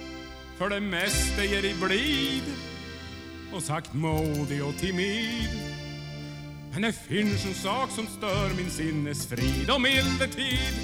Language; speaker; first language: Swedish; native; Swedish